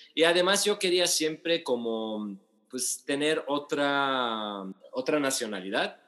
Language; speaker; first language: Spanish; non-native, fluent; Arabic